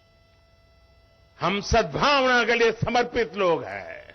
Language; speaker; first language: Hindi; non-native, local second language; Gujarati